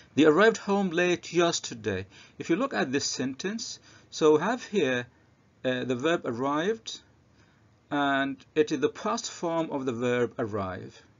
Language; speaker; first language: English; non-native, fluent; Arabic